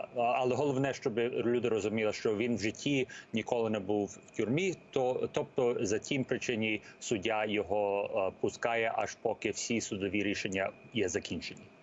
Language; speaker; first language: Ukrainian; early bilingual, heritage; Ukrainian